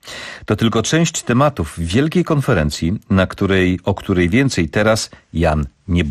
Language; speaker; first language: Polish; native; Polish